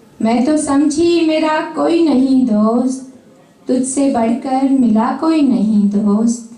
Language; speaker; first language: Urdu; native; Urdu